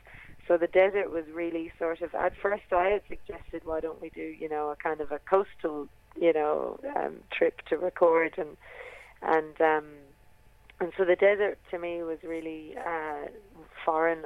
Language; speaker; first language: English; native; English